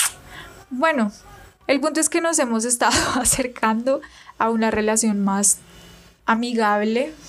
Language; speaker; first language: Spanish; native; Spanish